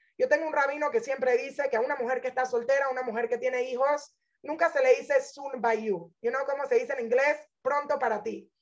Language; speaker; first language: Spanish; native; Spanish